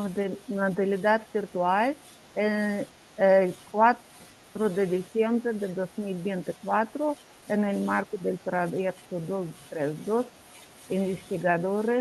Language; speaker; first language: Spanish; non-native, learner; Russian